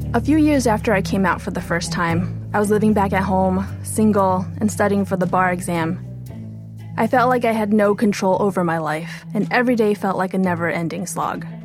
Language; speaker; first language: English; early bilingual, other home language; Chinese